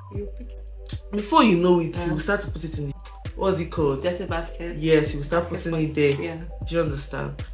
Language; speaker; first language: English; non-native, local second language; Igbo